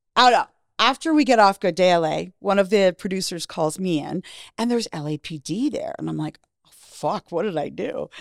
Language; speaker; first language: English; native; English